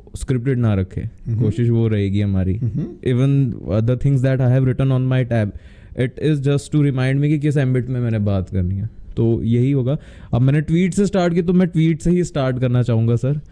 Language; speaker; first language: Hindi; native; Hindi